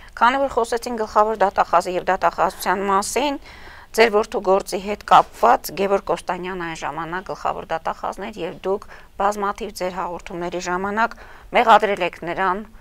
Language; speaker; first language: Armenian; native; Armenian